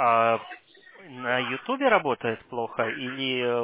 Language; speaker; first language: Russian; native; Russian